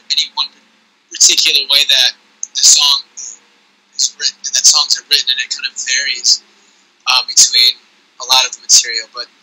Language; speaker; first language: English; native; English